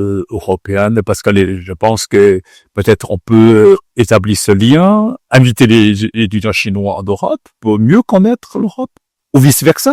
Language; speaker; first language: French; non-native, fluent; Chinese